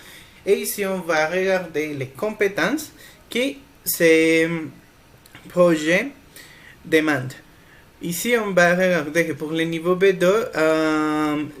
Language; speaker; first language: French; non-native, fluent; Spanish